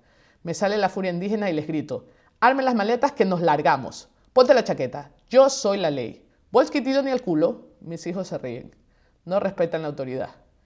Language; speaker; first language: Spanish; native; Spanish